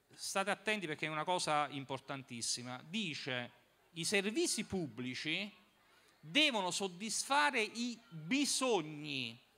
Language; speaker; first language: Italian; native; Italian